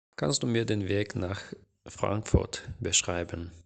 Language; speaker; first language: German; non-native, fluent; Ukrainian